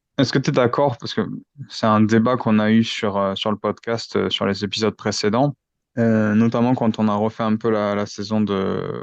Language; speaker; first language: French; native; French